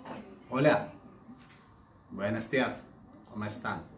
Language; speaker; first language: Spanish; non-native, learner; Turkish